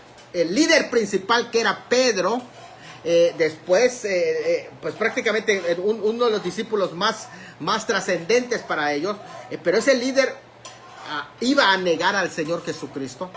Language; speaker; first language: Spanish; native; Spanish